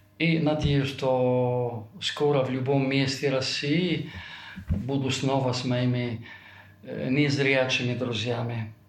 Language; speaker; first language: Russian; non-native, fluent; Italian